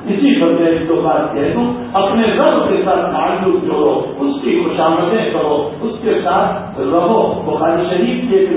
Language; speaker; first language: Urdu; non-native, local second language; Gujarati